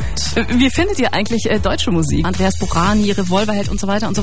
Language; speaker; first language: German; native; German